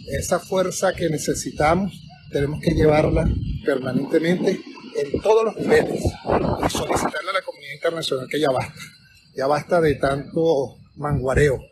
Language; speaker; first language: Spanish; native; Spanish